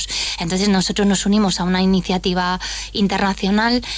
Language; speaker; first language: Spanish; native; Spanish